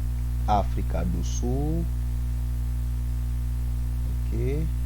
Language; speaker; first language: Portuguese; non-native, fluent; Haitian Creole